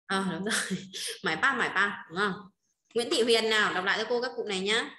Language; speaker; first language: Vietnamese; native; Vietnamese